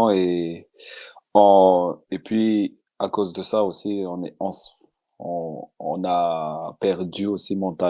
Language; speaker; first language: French; non-native, local second language; Malagasy